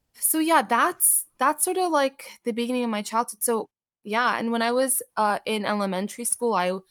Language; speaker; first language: English; early bilingual, other home language; Armenian